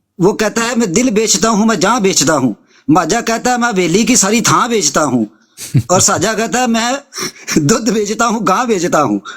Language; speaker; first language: Urdu; non-native, local second language; Punjabi